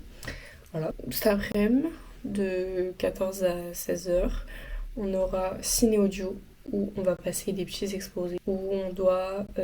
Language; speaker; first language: French; native; French